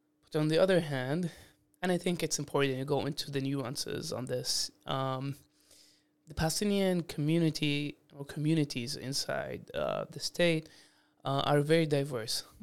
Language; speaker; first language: English; non-native, fluent; Arabic